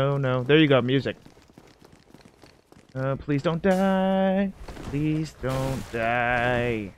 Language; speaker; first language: English; native; English